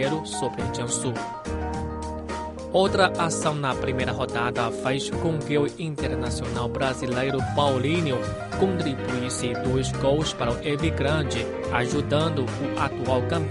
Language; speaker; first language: Portuguese; non-native, fluent; Chinese